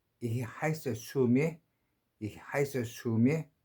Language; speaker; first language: German; non-native, learner; Korean